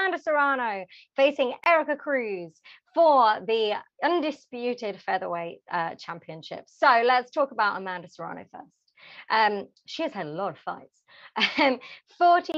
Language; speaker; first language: English; native; English